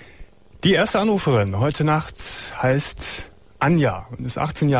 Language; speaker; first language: German; native; German